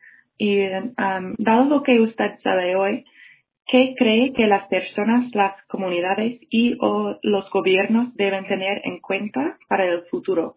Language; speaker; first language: Spanish; non-native, fluent; English